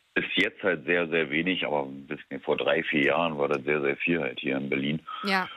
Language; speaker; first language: German; native; German